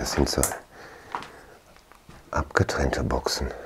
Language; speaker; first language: German; native; German